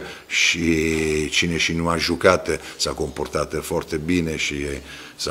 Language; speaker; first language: Romanian; non-native, fluent; Italian